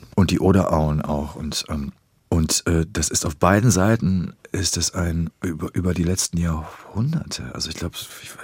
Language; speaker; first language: German; early bilingual, other home language; Polish